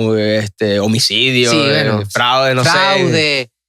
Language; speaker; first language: Spanish; native; Spanish